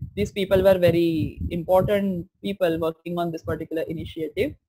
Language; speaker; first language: English; non-native, local second language; Marathi